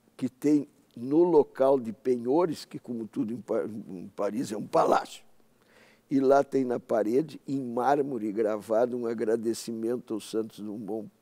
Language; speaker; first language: Portuguese; native; Portuguese